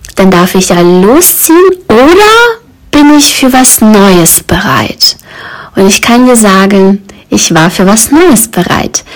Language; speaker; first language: German; early bilingual, other home language; Russian